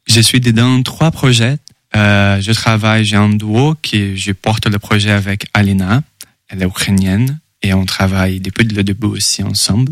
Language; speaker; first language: French; non-native, fluent; Portuguese